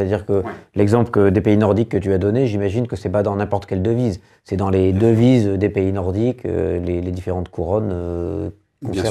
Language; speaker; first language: French; native; French